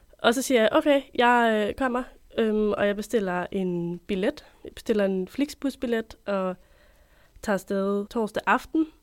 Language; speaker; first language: Danish; native; Danish